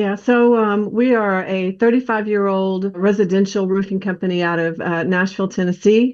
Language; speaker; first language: English; native; English